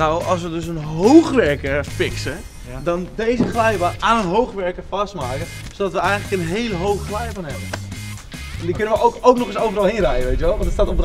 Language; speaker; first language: Dutch; native; Dutch